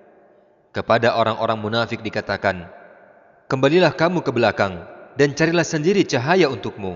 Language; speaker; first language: Indonesian; native; Indonesian